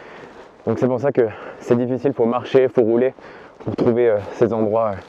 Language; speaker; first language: French; native; French